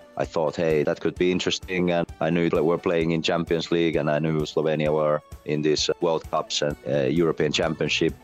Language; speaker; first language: English; non-native, fluent; Finnish